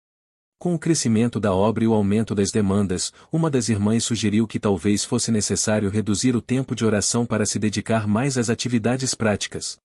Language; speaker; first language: Portuguese; native; Portuguese